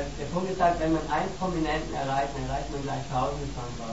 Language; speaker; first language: German; native; German